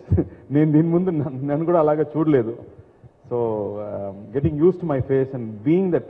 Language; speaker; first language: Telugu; non-native, learner; Tamil